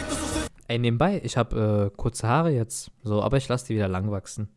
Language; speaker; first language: German; native; German